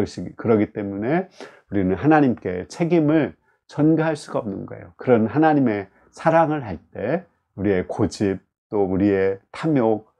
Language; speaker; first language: Korean; native; Korean